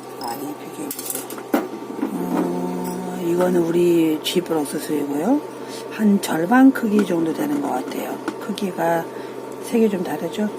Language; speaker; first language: Korean; native; Korean